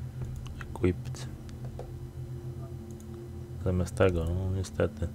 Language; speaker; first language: Polish; native; Polish